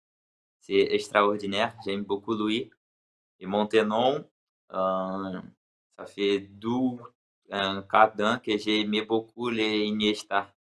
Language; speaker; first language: French; non-native, learner; Portuguese